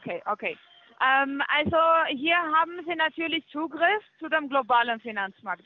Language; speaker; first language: German; non-native, fluent; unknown